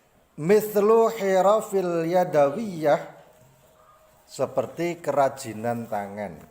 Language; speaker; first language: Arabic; non-native, fluent; Indonesian